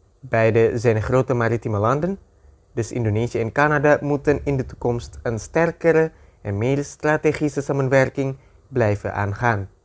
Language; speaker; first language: Dutch; non-native, fluent; Indonesian